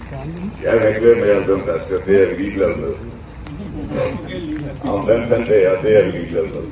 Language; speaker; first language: Danish; non-native, fluent; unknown